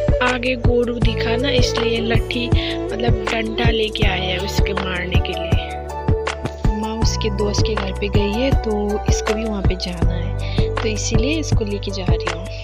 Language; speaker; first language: Hindi; non-native, local second language; Bodo